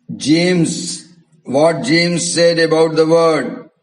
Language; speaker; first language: English; non-native, local second language; Hindi